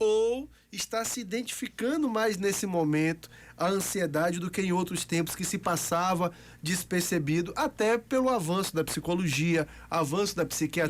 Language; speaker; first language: Portuguese; native; Portuguese